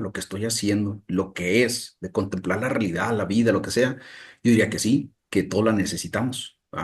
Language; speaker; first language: Spanish; native; Spanish